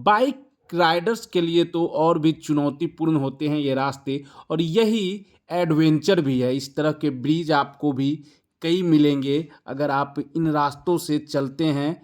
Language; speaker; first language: Hindi; native; Hindi